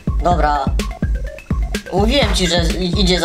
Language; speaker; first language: Polish; native; Polish